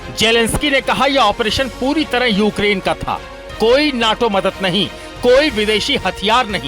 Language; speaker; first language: Hindi; native; Hindi